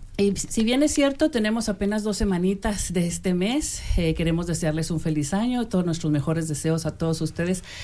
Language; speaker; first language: Spanish; native; Spanish